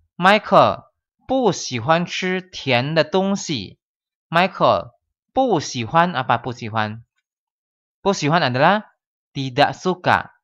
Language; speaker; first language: Chinese; non-native, fluent; Indonesian